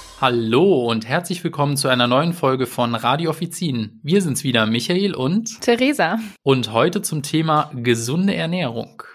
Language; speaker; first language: German; native; German